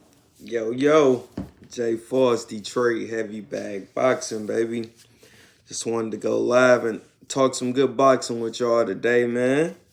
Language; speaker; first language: English; native; English